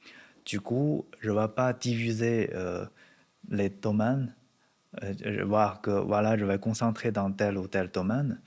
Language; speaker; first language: French; non-native, learner; Chinese